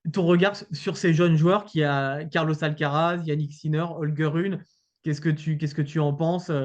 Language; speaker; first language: French; native; French